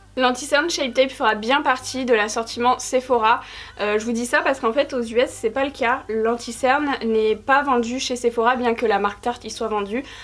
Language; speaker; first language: French; native; French